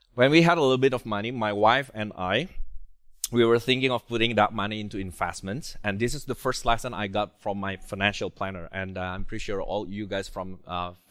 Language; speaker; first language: English; non-native, fluent; Indonesian